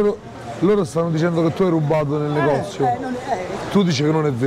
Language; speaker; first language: Italian; native; Italian